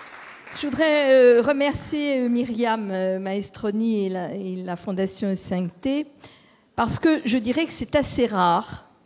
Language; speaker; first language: French; native; French